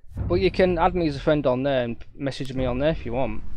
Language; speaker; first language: English; native; English